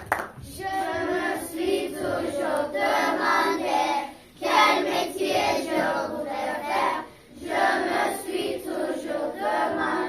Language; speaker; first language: French; non-native, learner; Turkish